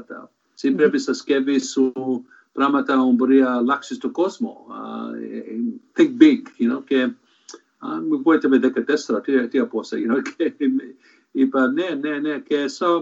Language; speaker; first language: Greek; early bilingual, heritage; Greek